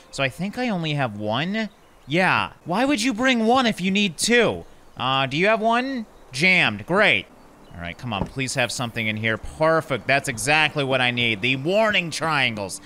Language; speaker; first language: English; native; English